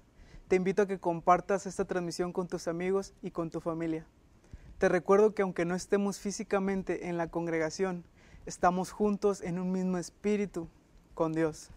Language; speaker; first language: Spanish; native; Spanish